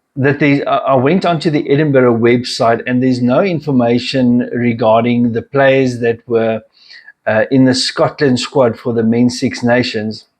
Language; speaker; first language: English; non-native, local second language; Afrikaans